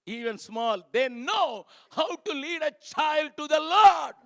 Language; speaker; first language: English; non-native, local second language; Tamil